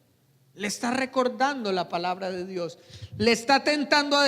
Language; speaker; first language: Spanish; native; Spanish